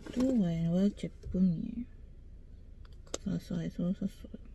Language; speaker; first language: Korean; non-native, learner; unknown